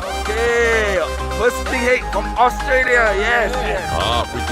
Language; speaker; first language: English; non-native, learner; Thai